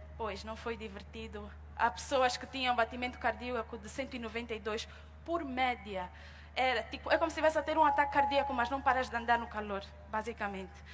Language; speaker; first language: Portuguese; native; Portuguese